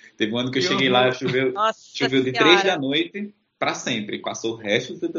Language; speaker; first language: Portuguese; native; Portuguese